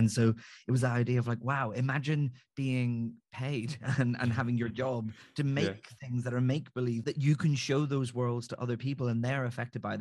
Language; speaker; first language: English; native; English